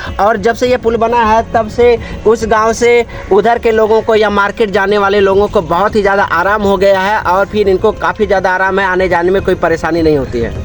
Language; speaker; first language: Hindi; native; Hindi